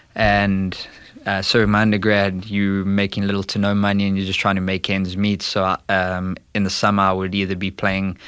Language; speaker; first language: English; native; English